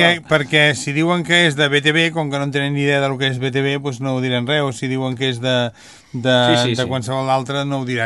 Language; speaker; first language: Catalan; native; Catalan